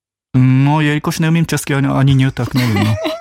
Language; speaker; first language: Czech; non-native, fluent; Japanese